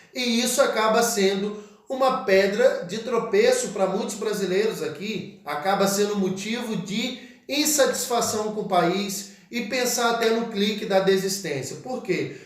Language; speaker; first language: Portuguese; native; Portuguese